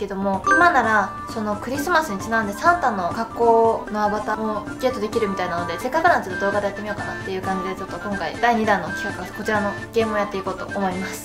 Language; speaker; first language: Japanese; native; Japanese